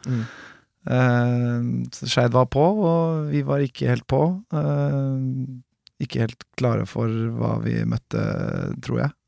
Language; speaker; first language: Norwegian; native; Norwegian